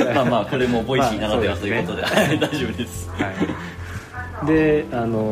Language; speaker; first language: Japanese; native; Japanese